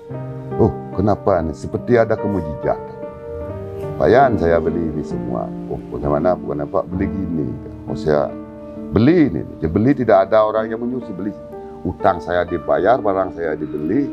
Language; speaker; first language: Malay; non-native, local second language; Balinese